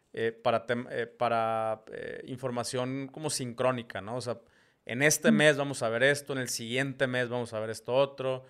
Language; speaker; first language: Spanish; native; Spanish